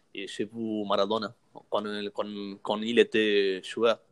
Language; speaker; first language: French; non-native, learner; Spanish